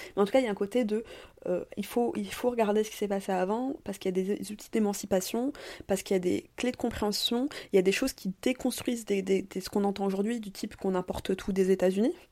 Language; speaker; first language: French; native; French